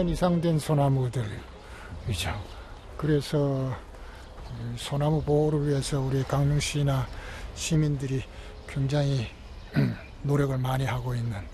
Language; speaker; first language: Korean; native; Korean